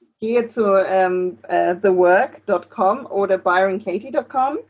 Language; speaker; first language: German; non-native, fluent; English